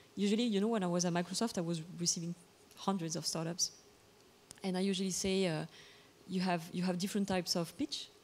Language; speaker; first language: English; non-native, fluent; Bulgarian